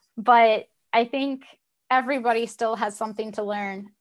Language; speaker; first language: English; native; English